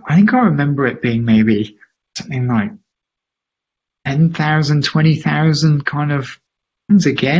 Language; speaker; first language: English; native; English